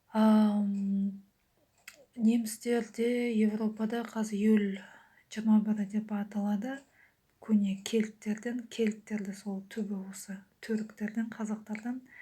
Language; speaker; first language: Kazakh; native; Kazakh